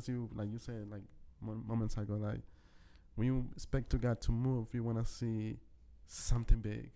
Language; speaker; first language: English; early bilingual, other home language; Spanish